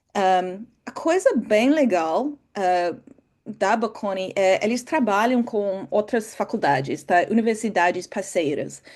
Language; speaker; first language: Portuguese; non-native, fluent; English